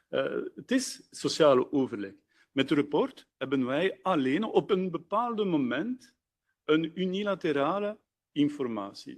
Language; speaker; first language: Dutch; non-native, local second language; French